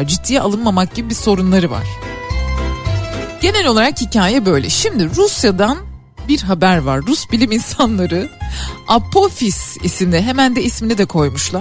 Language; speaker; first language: Turkish; native; Turkish